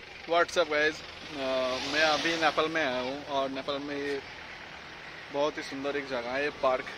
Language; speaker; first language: Hindi; non-native, local second language; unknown